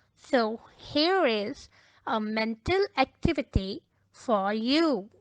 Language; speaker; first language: English; non-native, local second language; Punjabi